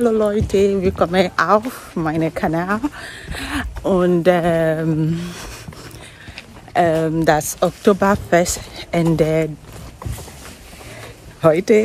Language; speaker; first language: German; non-native, learner; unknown